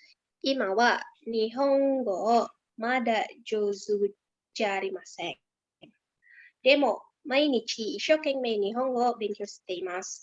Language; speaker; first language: Japanese; non-native, learner; Indonesian